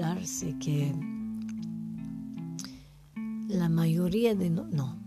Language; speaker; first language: Spanish; non-native, fluent; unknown